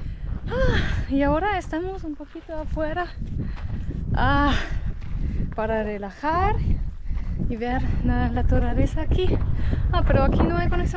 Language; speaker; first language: Spanish; non-native, learner; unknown